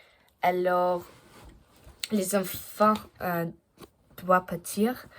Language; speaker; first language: French; non-native, learner; Danish